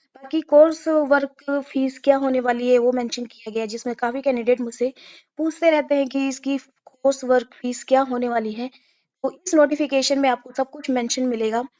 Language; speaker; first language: Hindi; native; Hindi